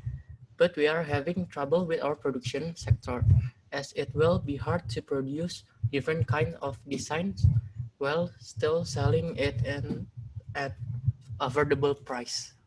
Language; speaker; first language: English; non-native, learner; Indonesian